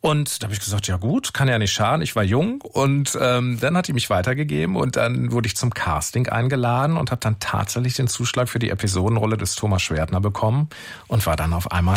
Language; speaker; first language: German; native; German